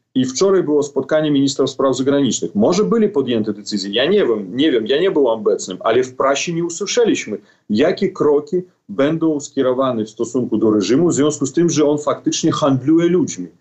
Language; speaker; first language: Polish; non-native, fluent; Belarusian